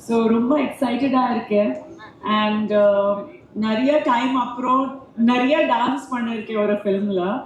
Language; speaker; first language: Tamil; non-native, fluent; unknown